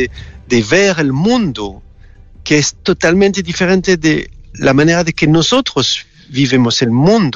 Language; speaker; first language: Spanish; non-native, fluent; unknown